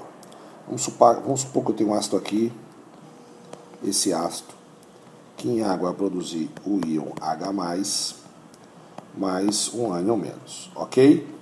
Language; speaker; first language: Portuguese; native; Portuguese